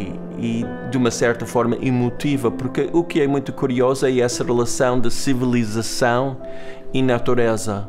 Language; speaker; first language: Portuguese; non-native, fluent; English